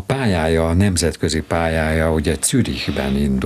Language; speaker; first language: Hungarian; native; Hungarian